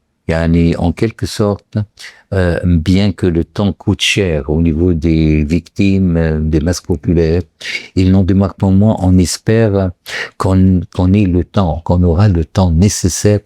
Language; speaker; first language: French; non-native, local second language; Arabic